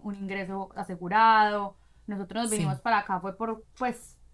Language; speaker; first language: Spanish; native; Spanish